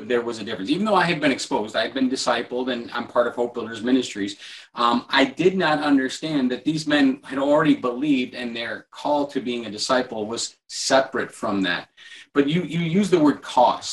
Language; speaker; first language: English; native; English